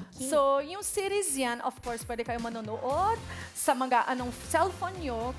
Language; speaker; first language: Filipino; non-native, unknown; Portuguese